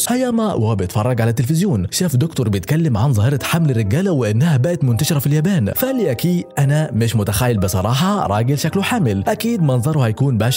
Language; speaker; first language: Arabic; native; Arabic